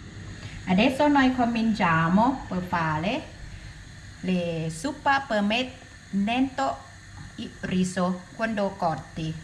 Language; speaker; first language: Italian; non-native, learner; Thai